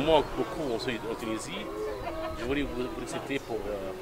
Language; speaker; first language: French; non-native, local second language; Arabic